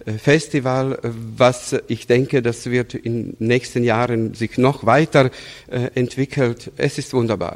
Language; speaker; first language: German; non-native, fluent; Serbian